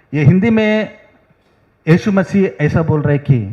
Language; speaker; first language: Hindi; non-native, local second language; Telugu